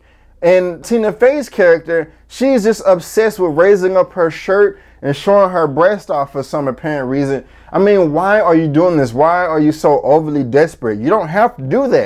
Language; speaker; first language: English; native; English